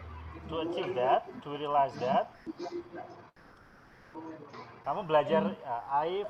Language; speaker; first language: English; non-native, fluent; Indonesian